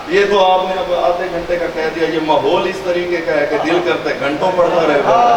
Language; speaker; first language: Urdu; non-native, local second language; Saraiki